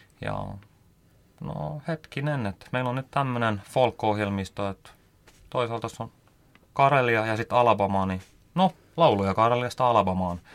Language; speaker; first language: Finnish; native; Finnish